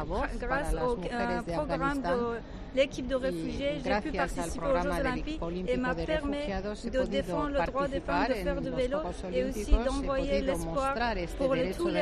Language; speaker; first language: French; non-native, fluent; Persian